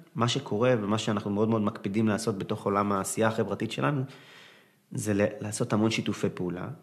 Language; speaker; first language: Hebrew; early bilingual, other home language; Arabic